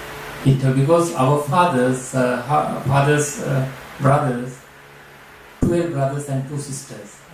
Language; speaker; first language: English; non-native, learner; Sinhala